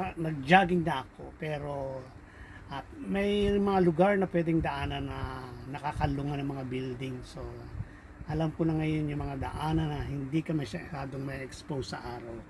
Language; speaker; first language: Filipino; non-native, local second language; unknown